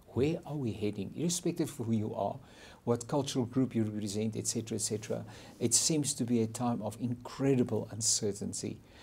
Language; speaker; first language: English; non-native, local second language; Afrikaans